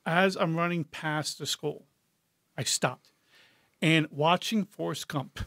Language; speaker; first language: English; native; English